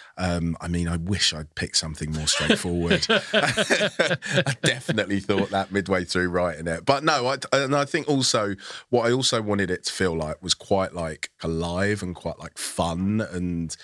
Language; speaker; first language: English; early bilingual, other home language; Yoruba